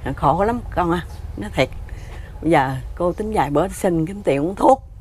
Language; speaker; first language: Vietnamese; native; Vietnamese